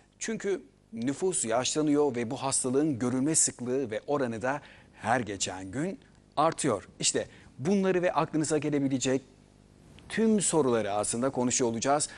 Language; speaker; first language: Turkish; native; Turkish